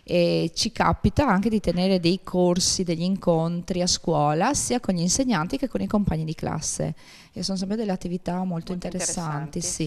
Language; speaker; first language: Italian; native; Italian